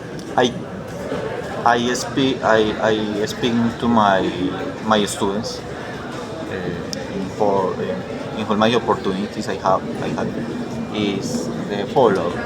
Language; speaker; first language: English; non-native, learner; Spanish